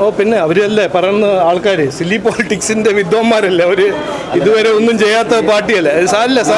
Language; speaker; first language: Malayalam; early bilingual, heritage; Malayalam